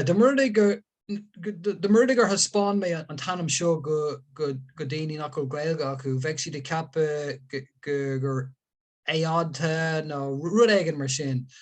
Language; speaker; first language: Irish; non-native, local second language; English